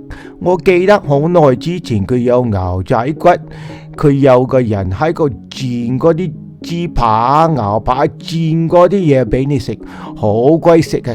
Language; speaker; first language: Cantonese; early bilingual, heritage; Cantonese